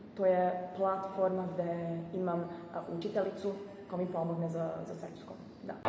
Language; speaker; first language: Serbian; non-native, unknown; German